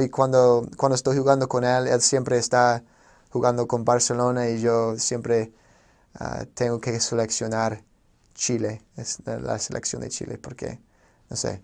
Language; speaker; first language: Spanish; non-native, fluent; English